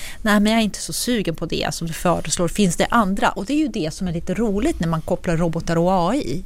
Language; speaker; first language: Swedish; non-native, fluent; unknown